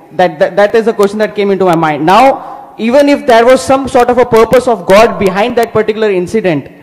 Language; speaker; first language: English; non-native, local second language; Hindi